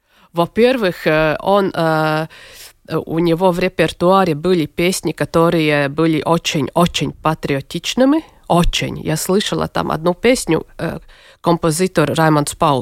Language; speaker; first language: Russian; non-native, local second language; Latvian